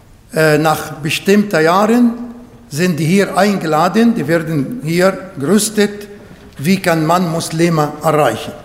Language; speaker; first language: German; non-native, learner; Arabic